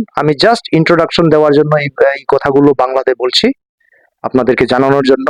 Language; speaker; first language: Bangla; non-native, local second language; Bodo